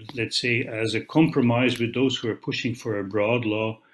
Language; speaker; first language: English; non-native, fluent; Dutch